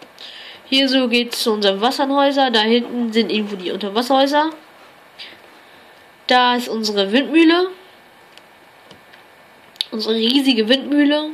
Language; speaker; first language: German; native; German